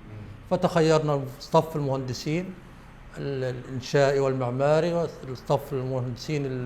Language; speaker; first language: Arabic; native; Arabic